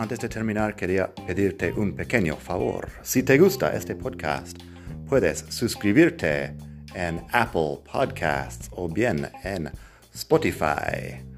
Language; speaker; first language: Spanish; non-native, fluent; English